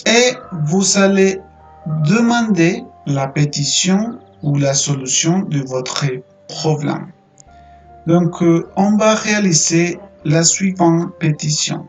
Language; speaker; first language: French; non-native, fluent; Spanish